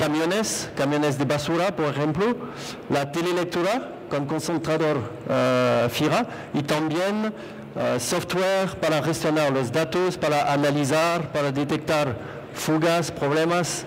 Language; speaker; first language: Spanish; non-native, fluent; French